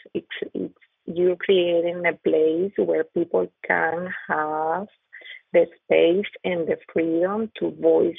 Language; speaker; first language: English; non-native, fluent; Spanish